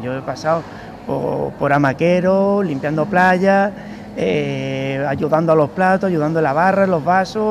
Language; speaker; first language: Spanish; native; Spanish